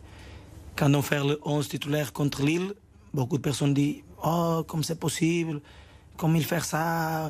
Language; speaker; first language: French; non-native, fluent; Portuguese